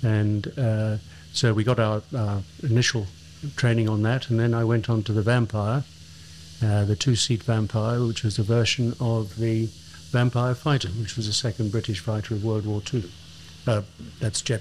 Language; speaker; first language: English; native; English